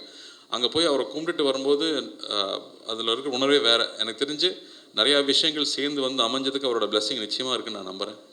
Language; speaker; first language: Tamil; native; Tamil